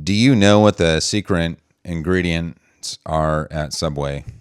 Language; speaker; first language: English; native; English